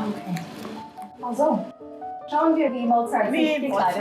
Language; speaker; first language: German; non-native, learner; English